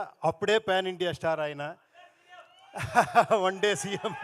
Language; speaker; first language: Telugu; non-native, local second language; Kannada